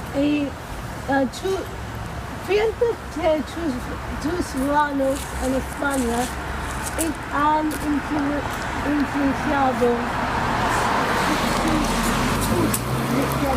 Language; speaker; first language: Spanish; non-native, learner; English